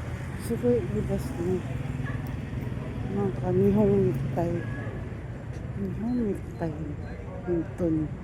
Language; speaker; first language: Japanese; non-native, learner; Filipino